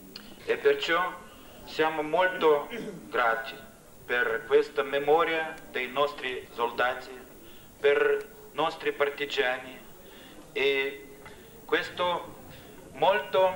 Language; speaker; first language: Italian; non-native, fluent; Russian